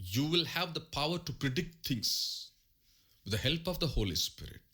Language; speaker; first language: English; non-native, local second language; Tamil